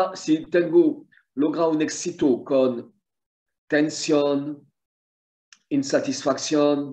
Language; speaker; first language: Spanish; non-native, fluent; French